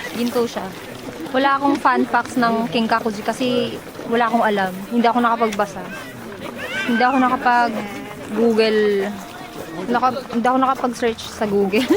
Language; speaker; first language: Filipino; native; Filipino